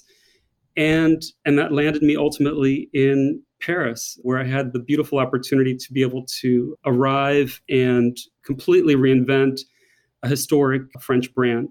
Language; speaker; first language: English; native; English